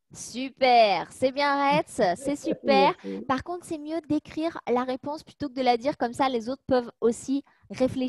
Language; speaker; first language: French; native; French